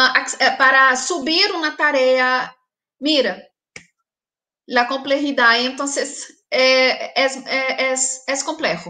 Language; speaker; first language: Spanish; non-native, fluent; Portuguese